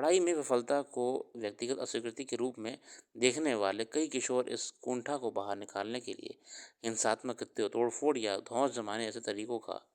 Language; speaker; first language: Hindi; native; Hindi